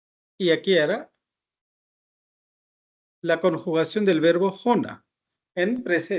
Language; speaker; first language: Spanish; non-native, fluent; Hindi